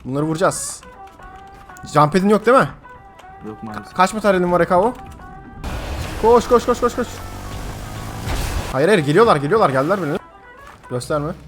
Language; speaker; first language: Turkish; native; Turkish